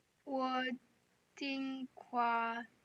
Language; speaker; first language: Chinese; non-native, learner; English